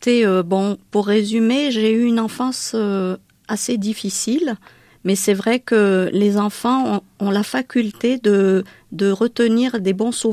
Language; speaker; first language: French; non-native, local second language; Malagasy